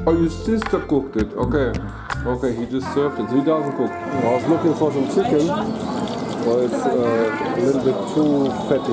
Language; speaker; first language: English; non-native, fluent; German